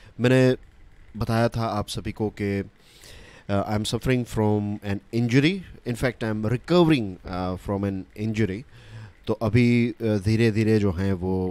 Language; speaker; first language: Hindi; non-native, local second language; Gujarati